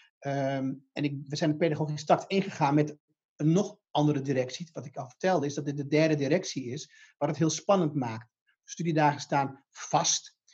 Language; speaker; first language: Dutch; native; Dutch